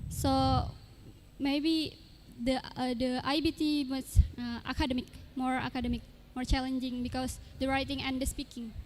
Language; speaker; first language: English; non-native, learner; Indonesian